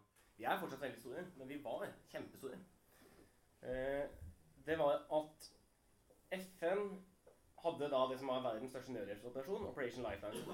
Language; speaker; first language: Norwegian; native; Norwegian